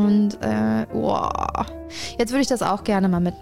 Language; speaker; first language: German; native; German